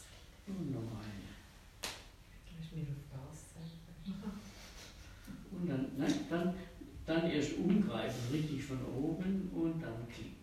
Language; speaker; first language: German; native; German